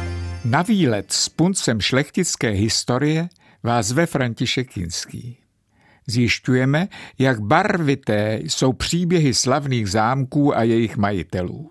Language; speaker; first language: Czech; native; Czech